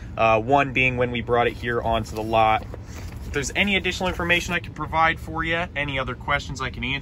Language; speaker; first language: English; native; English